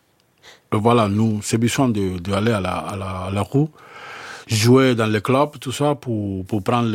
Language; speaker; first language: French; non-native, fluent; Spanish